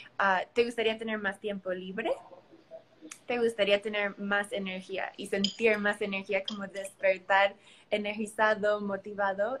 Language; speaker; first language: Spanish; early bilingual, heritage; Spanish